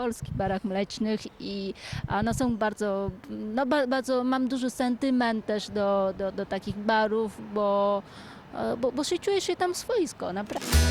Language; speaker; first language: Polish; non-native, fluent; Vietnamese